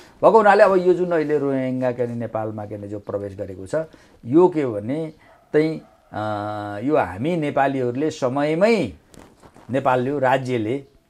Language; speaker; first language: Nepali; native; Nepali